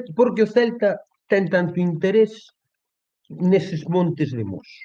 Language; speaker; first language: Spanish; non-native, local second language; Galician